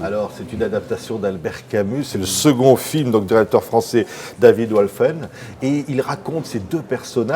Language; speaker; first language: French; native; French